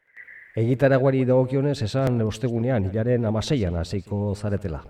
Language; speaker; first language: Basque; native; Basque